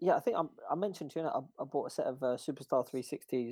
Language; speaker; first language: English; native; English